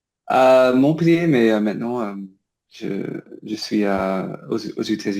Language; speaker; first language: French; non-native, learner; English